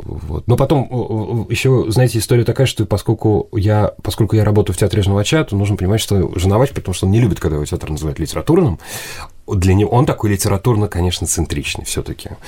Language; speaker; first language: Russian; native; Russian